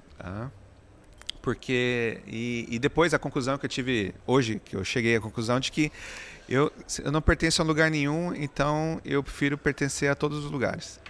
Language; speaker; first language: Portuguese; native; Portuguese